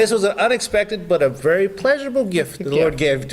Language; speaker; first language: English; native; English